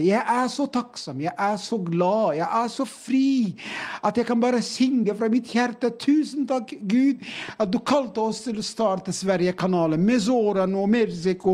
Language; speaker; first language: Norwegian; non-native, fluent; Arabic